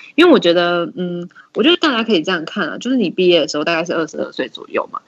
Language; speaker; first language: Chinese; native; Chinese